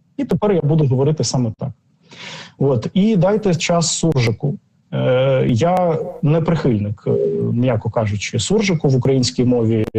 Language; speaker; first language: Ukrainian; non-native, local second language; Russian